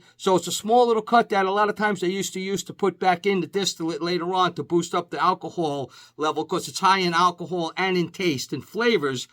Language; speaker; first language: English; native; English